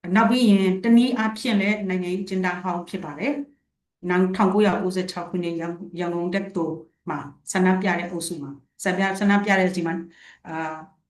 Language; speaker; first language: Burmese; non-native, local second language; Shwe Palaung